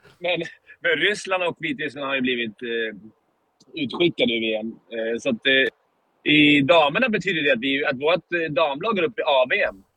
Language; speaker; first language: Swedish; native; Swedish